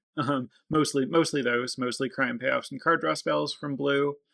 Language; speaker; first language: English; native; English